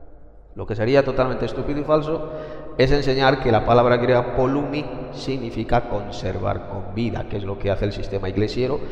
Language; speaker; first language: Spanish; native; Spanish